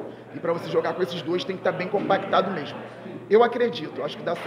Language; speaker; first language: Portuguese; native; Portuguese